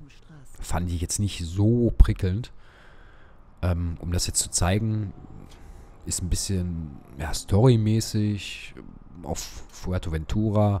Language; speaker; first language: German; native; German